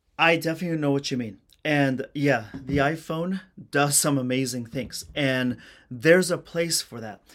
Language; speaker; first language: English; early bilingual, other home language; Persian